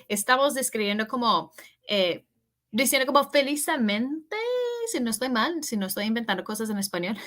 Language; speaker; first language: Spanish; early bilingual, heritage; English